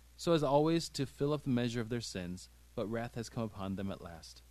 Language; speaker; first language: English; native; English